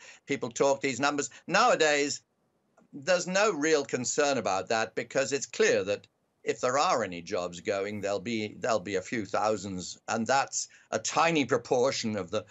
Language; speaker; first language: English; native; English